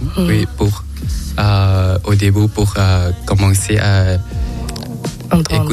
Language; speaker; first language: French; non-native, learner; Thai